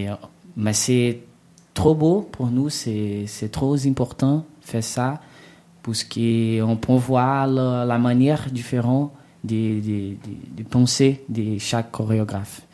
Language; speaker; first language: French; non-native, learner; Portuguese